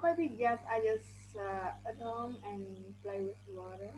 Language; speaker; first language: English; non-native, learner; Vietnamese